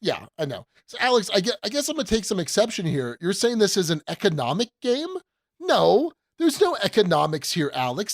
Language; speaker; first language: English; native; English